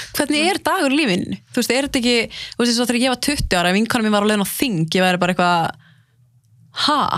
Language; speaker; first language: Icelandic; early bilingual, other home language; Arabic